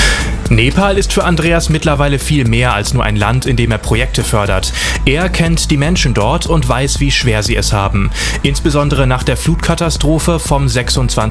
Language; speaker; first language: German; native; German